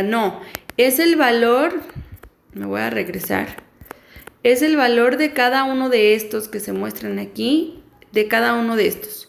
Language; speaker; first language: Spanish; native; Spanish